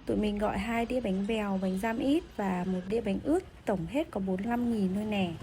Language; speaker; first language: Vietnamese; native; Vietnamese